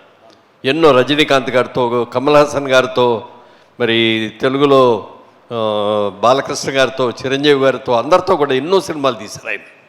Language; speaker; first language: Telugu; native; Telugu